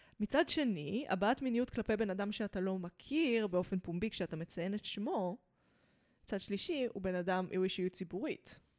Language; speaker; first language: Hebrew; early bilingual, other home language; English